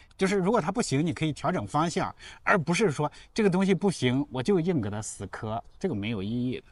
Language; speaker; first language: Chinese; native; Chinese